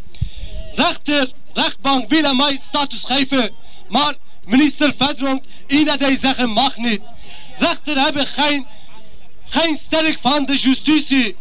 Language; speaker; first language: Dutch; non-native, learner; Kurdish